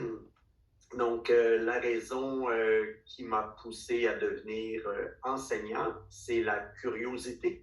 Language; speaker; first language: French; native; French